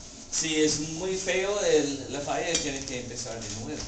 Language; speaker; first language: Spanish; non-native, fluent; English